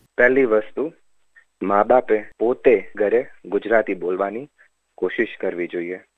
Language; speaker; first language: Gujarati; early bilingual, heritage; Gujarati